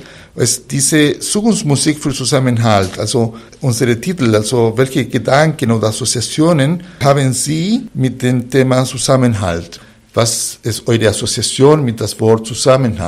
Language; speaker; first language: German; non-native, fluent; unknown